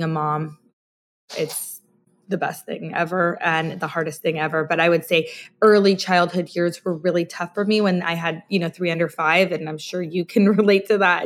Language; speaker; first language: English; native; English